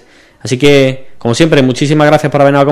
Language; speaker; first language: Spanish; native; Spanish